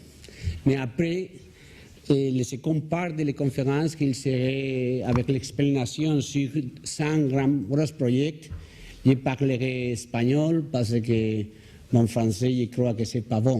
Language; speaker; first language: French; non-native, learner; Spanish